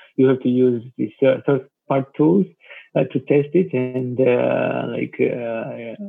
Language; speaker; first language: English; non-native, fluent; Georgian